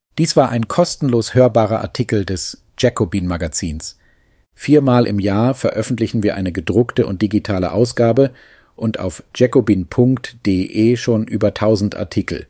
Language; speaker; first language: German; native; German